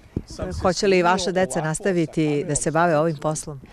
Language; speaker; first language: Serbian; native; Serbian